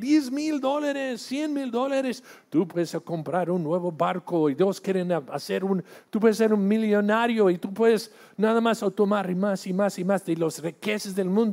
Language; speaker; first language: Spanish; non-native, fluent; English